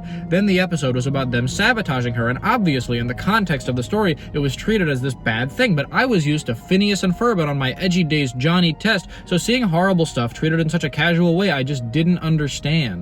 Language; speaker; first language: English; native; English